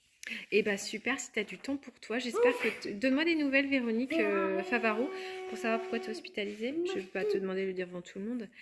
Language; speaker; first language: French; native; French